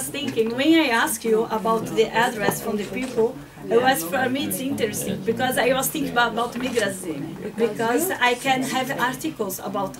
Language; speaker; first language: English; non-native, learner; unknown